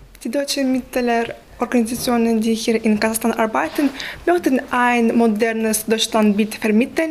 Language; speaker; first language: German; non-native, learner; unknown